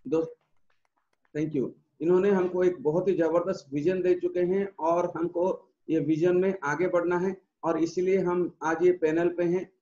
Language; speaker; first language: Hindi; non-native, local second language; Odia